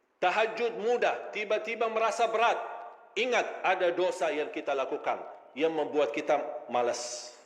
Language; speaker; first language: Malay; non-native, fluent; Arabic